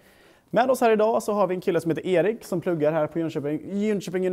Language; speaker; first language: Swedish; native; Swedish